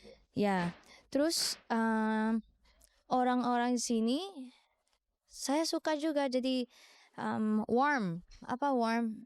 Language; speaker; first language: Indonesian; non-native, learner; Filipino